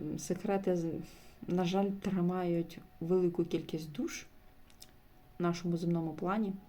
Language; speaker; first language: Ukrainian; non-native, local second language; Russian